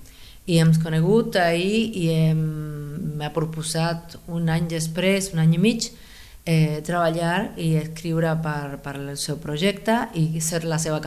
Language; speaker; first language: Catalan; non-native, learner; Spanish